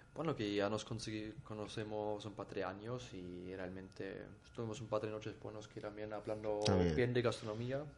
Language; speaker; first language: Spanish; non-native, fluent; German